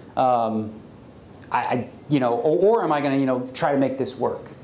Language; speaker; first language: English; native; English